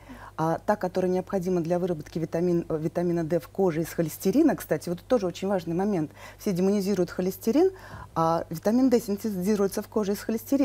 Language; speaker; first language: Russian; native; Russian